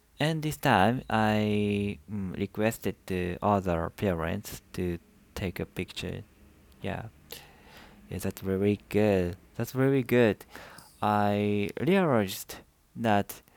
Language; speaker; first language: English; non-native, learner; Japanese